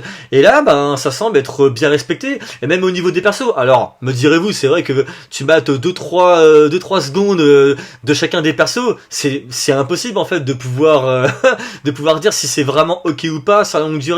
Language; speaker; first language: French; native; French